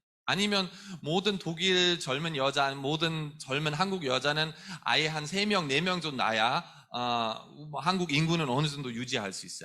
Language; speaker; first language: Korean; non-native, fluent; German